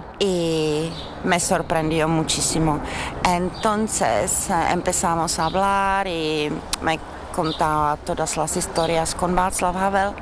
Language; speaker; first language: Spanish; non-native, learner; Czech